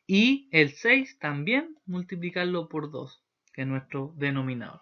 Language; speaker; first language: Spanish; native; Spanish